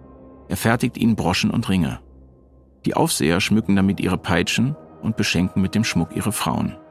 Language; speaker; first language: German; native; German